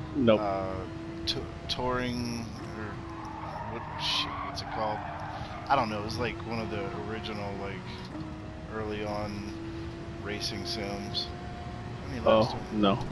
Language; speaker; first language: English; native; English